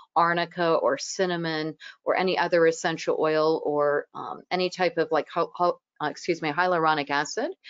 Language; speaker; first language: English; native; English